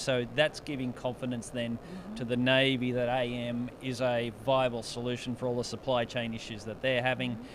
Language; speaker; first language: English; native; English